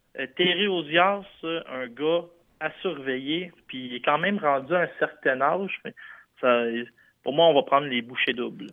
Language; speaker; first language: French; native; French